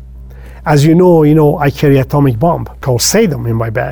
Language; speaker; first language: English; non-native, fluent; Persian